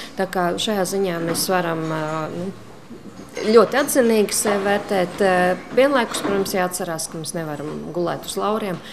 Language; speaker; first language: Latvian; native; Latvian